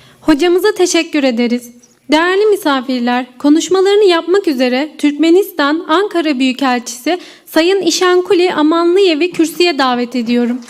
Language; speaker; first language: Turkish; native; Turkish